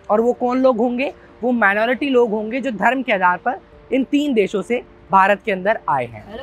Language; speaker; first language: Hindi; native; Hindi